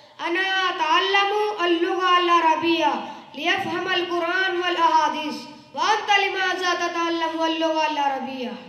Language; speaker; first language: Arabic; non-native, learner; Urdu